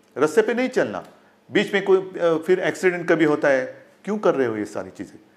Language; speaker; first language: Hindi; non-native, local second language; Marathi